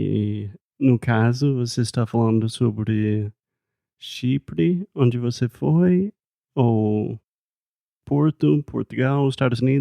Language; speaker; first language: Portuguese; non-native, fluent; English